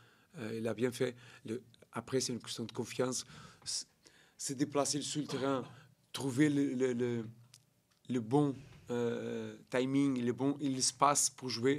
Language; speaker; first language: French; non-native, learner; Portuguese